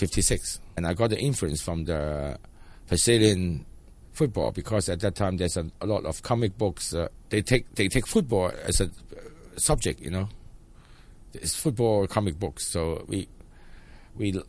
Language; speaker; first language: English; non-native, local second language; Cantonese